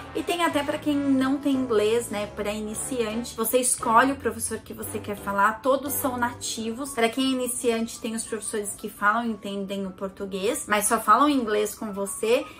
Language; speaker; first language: Portuguese; native; Portuguese